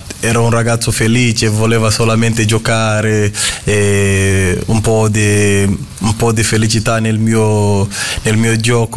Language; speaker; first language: Italian; non-native, fluent; Portuguese